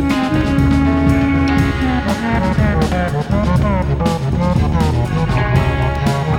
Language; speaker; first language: English; native; English